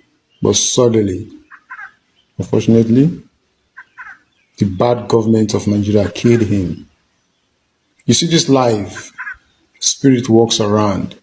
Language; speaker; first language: Nigerian Pidgin; non-native, local second language; Igbo